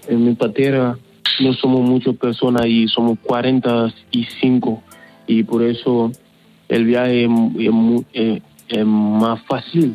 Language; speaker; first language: Spanish; non-native, learner; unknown